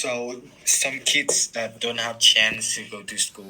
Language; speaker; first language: English; non-native, learner; Vietnamese